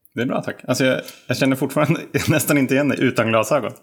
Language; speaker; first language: Swedish; native; Swedish